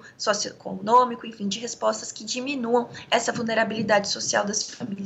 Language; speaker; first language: Portuguese; native; Portuguese